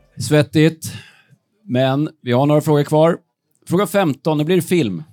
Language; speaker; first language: Swedish; native; Swedish